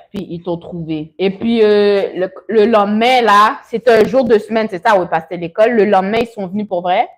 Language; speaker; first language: French; early bilingual, other home language; Haitian Creole